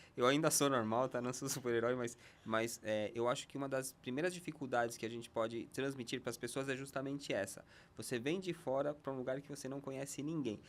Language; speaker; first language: Portuguese; non-native, fluent; Spanish